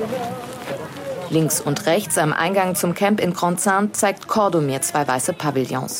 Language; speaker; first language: German; native; German